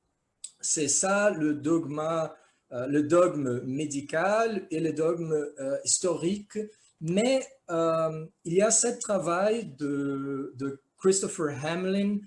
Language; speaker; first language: French; non-native, fluent; Portuguese